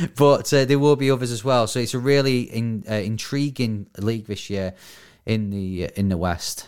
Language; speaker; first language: English; native; English